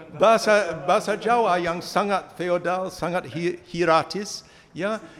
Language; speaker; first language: Malay; non-native, fluent; English